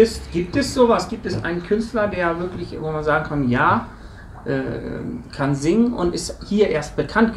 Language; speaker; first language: German; native; German